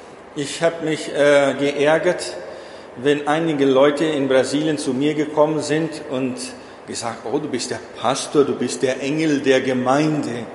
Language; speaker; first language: German; non-native, fluent; Portuguese